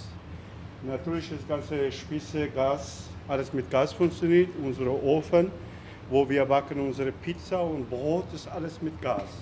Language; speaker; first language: German; non-native, learner; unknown